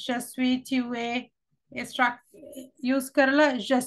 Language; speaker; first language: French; non-native, fluent; Sinhala